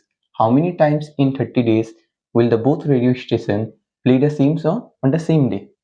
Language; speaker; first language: English; non-native, local second language; Hindi